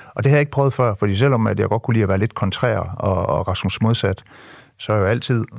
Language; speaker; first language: Danish; early bilingual, other home language; French